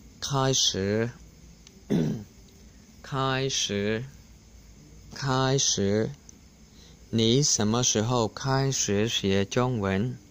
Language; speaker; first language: Chinese; non-native, learner; Khmer